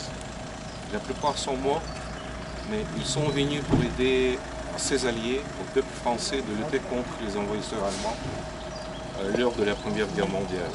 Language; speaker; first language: French; non-native, fluent; Russian